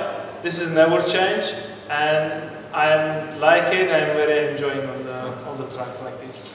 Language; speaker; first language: English; non-native, learner; Turkish